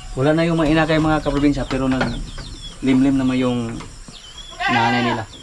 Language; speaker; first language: Filipino; native; Filipino